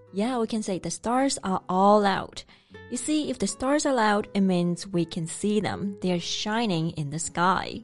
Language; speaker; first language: English; non-native, fluent; Chinese